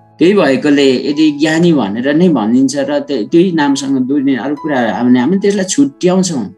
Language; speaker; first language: Nepali; non-native, local second language; Sherpa